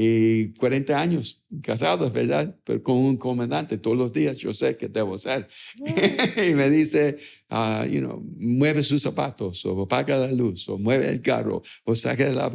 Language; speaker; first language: Spanish; early bilingual, other home language; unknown